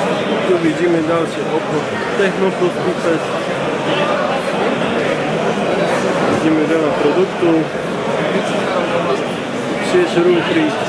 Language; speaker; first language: Polish; non-native, learner; Slovak